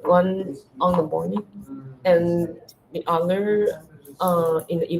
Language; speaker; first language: English; non-native, learner; Chinese